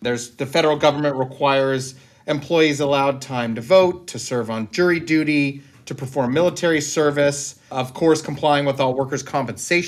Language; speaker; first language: English; native; English